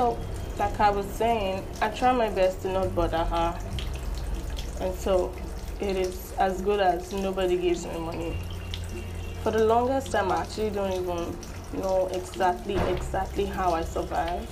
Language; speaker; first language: English; non-native, local second language; Yoruba